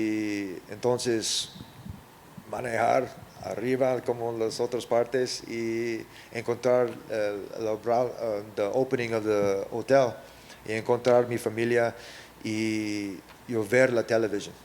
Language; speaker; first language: Spanish; early bilingual, heritage; English